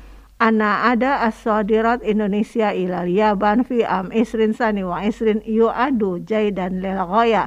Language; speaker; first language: Arabic; non-native, fluent; Indonesian